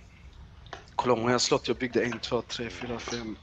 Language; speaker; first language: Swedish; early bilingual, other home language; Turkish